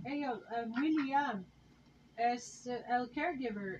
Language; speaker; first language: Spanish; non-native, learner; English